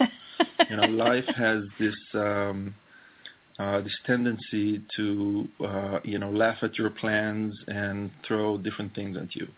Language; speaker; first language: English; non-native, fluent; Hebrew